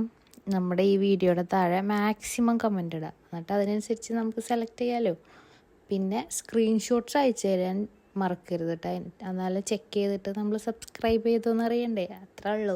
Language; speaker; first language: Malayalam; native; Malayalam